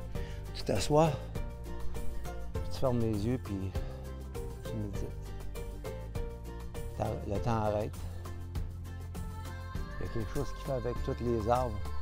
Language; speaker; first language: French; native; French